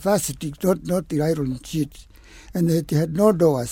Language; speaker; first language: English; non-native, local second language; Kikuyu